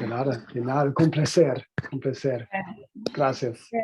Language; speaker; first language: Spanish; non-native, learner; English